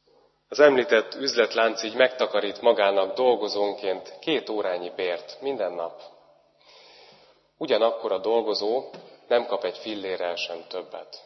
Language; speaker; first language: Hungarian; native; Hungarian